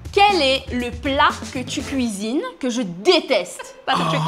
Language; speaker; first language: French; non-native, local second language; Morisyen